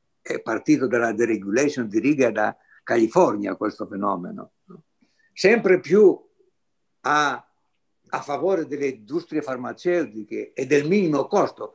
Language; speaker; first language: Italian; non-native, fluent; Greek